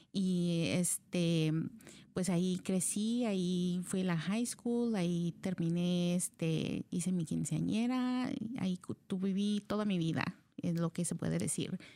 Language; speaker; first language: Spanish; early bilingual, heritage; Spanish